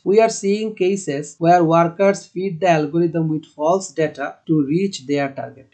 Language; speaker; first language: English; non-native, local second language; Bangla